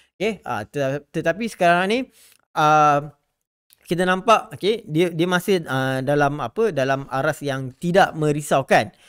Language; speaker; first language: Malay; native; Malay